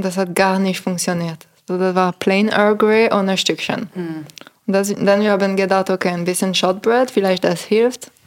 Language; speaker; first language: German; non-native, learner; French